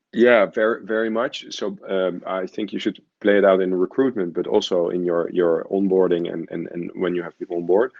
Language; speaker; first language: English; non-native, fluent; Dutch